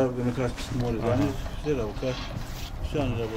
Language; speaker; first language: Russian; non-native, fluent; Azerbaijani